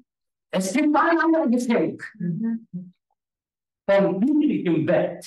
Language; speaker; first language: German; non-native, learner; Afrikaans